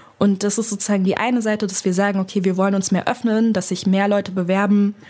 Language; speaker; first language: German; native; German